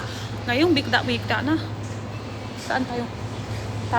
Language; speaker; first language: Filipino; non-native, learner; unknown